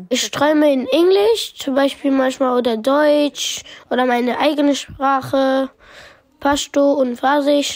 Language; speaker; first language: German; early bilingual, other home language; Pashto